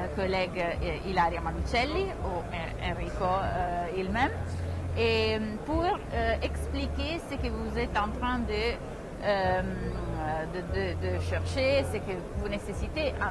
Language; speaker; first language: French; non-native, fluent; Italian